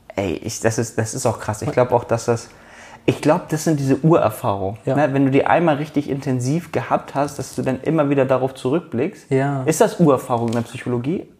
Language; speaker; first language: German; early bilingual, other home language; Turkish